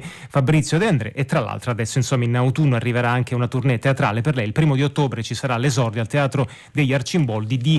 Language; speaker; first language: Italian; native; Italian